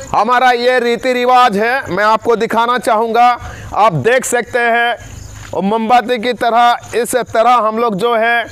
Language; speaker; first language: Hindi; non-native, local second language; Bangla